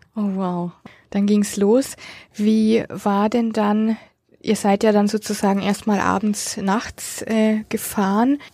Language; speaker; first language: German; native; German